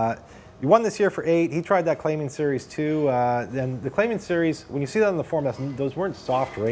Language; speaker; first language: English; native; English